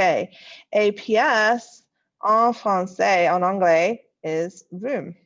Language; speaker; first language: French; non-native, fluent; English